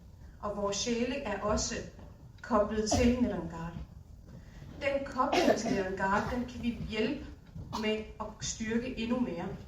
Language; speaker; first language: Danish; early bilingual, other home language; Hindi